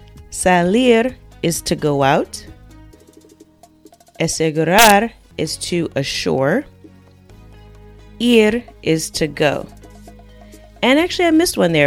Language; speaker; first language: English; native; English